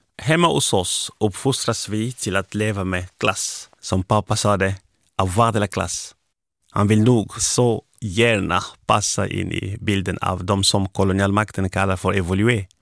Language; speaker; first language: Swedish; non-native, fluent; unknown